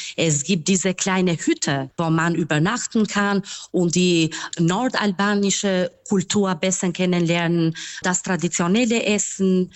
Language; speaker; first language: German; non-native, fluent; Albanian